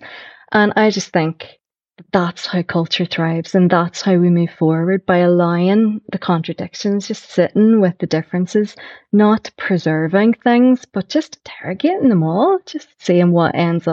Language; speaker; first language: English; native; English